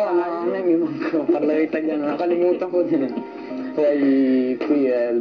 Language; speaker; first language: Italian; early bilingual, other home language; Filipino